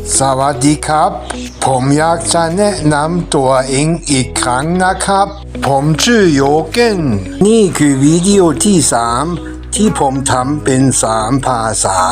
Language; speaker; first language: Thai; non-native, fluent; German